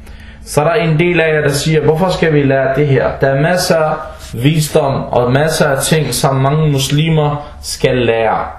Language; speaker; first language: Danish; non-native, fluent; Arabic